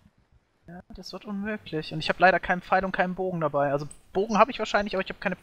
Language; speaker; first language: German; native; German